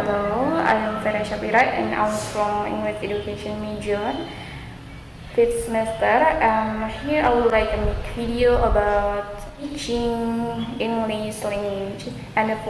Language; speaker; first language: English; non-native, learner; Indonesian